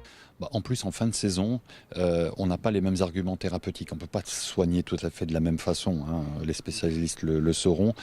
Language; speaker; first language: French; native; French